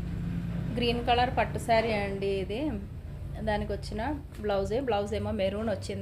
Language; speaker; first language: Telugu; native; Telugu